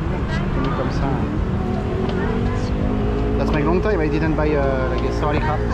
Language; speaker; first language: English; non-native, learner; French